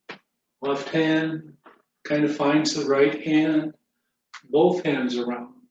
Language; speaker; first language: English; native; English